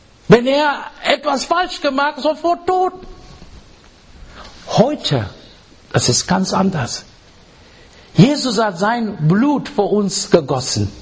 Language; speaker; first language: German; non-native, fluent; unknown